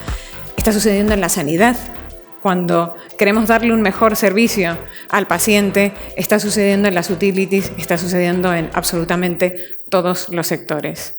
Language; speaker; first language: Spanish; native; Spanish